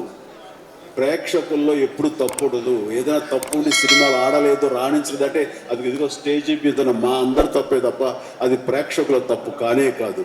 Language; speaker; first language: Telugu; native; Telugu